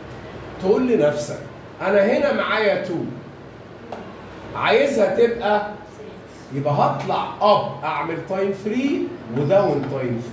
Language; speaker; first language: Arabic; native; Arabic